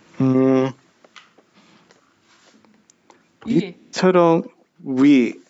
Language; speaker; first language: Korean; non-native, learner; English